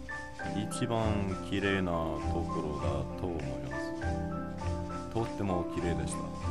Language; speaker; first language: Japanese; non-native, learner; English